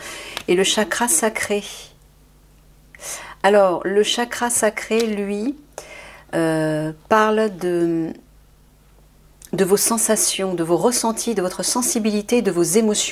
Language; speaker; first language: French; native; French